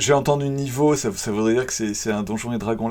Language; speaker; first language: French; native; French